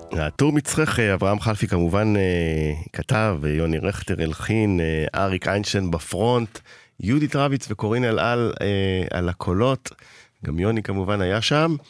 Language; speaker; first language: Hebrew; native; Hebrew